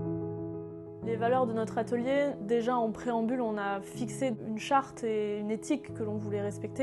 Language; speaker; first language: French; native; French